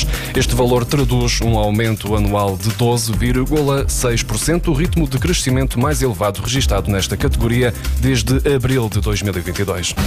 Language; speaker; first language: Portuguese; native; Portuguese